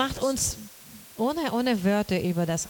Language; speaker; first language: German; non-native, learner; Portuguese